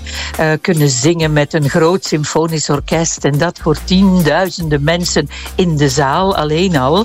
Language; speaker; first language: Dutch; native; Dutch